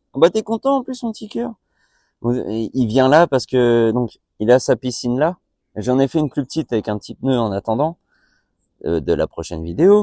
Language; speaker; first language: French; native; French